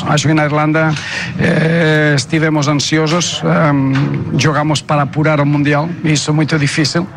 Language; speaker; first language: Portuguese; non-native, fluent; Spanish